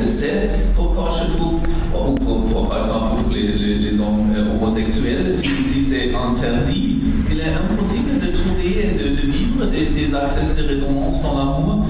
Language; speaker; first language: French; non-native, learner; German